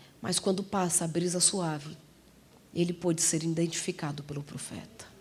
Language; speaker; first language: Portuguese; native; Portuguese